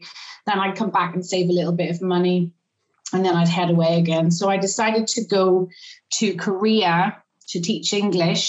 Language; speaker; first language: English; native; English